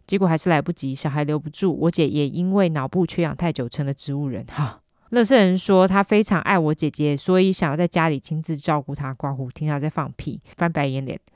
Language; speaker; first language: Chinese; native; Chinese